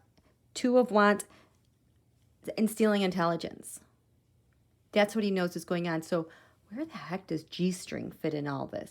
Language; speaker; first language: English; native; English